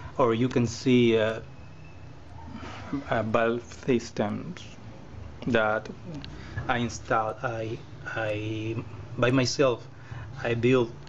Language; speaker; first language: English; non-native, learner; Spanish